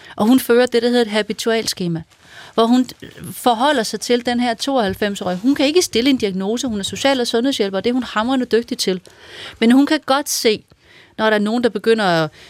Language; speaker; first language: Danish; native; Danish